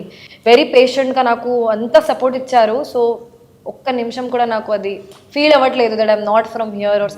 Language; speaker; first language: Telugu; non-native, learner; Hindi